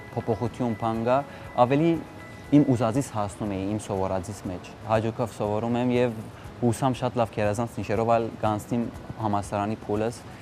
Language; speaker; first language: Armenian; early bilingual, heritage; Armenian